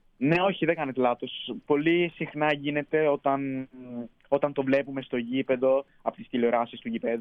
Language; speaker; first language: Greek; early bilingual, heritage; Greek